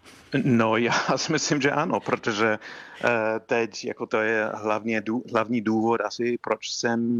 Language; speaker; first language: Czech; non-native, fluent; English